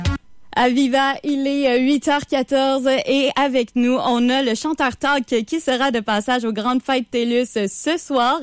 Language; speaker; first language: French; native; French